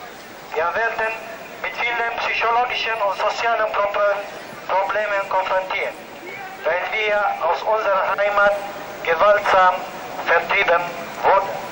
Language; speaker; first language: German; non-native, fluent; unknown